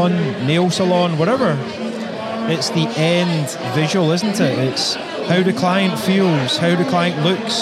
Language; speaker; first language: English; native; English